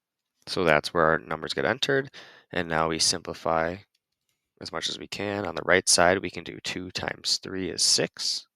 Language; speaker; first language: English; native; English